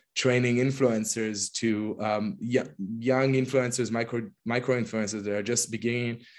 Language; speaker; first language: English; non-native, fluent; Hebrew